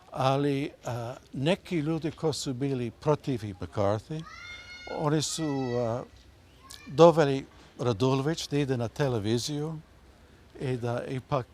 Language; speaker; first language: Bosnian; early bilingual, heritage; Bosnian